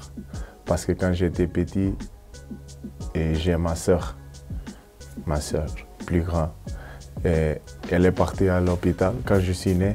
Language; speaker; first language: French; non-native, fluent; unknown